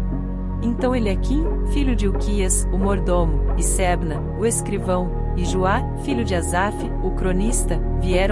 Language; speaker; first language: Portuguese; native; Portuguese